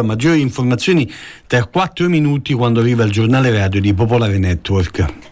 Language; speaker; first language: Italian; native; Italian